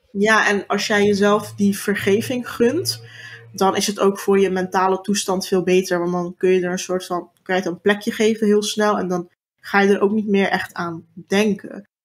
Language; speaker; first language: Dutch; early bilingual, other home language; Turkish